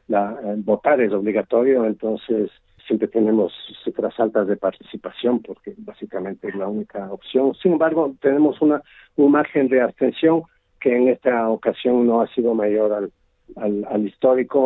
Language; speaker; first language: Spanish; native; Spanish